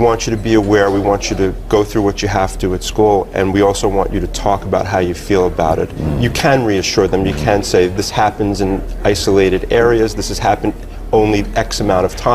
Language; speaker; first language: English; native; English